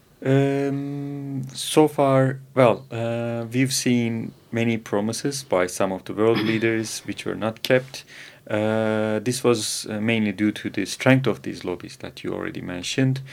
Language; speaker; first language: English; non-native, fluent; Turkish